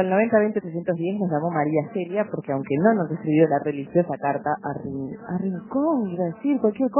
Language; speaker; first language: Spanish; native; Spanish